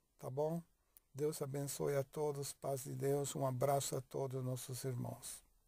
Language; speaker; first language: Portuguese; non-native, fluent; Italian